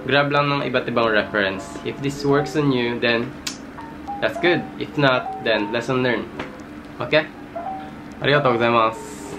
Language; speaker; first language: English; non-native, fluent; Filipino